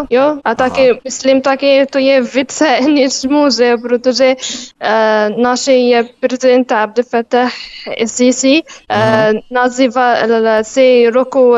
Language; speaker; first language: Czech; non-native, learner; Arabic